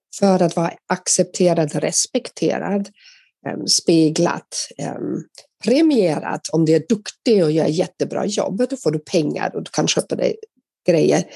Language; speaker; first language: Swedish; non-native, fluent; German